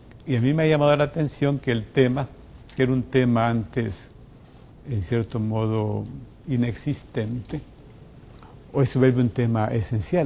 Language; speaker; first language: Spanish; native; Spanish